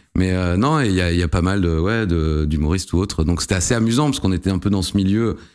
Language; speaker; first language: French; native; French